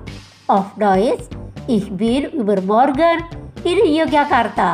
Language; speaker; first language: German; non-native, fluent; Indonesian